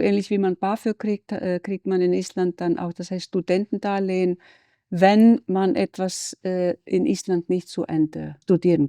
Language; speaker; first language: German; non-native, fluent; Icelandic